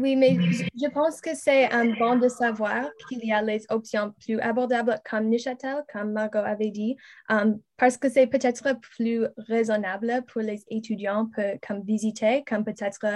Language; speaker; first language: French; non-native, learner; English